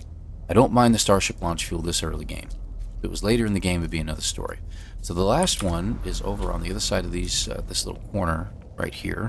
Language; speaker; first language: English; native; English